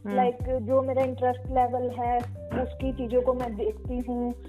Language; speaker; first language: Hindi; native; Hindi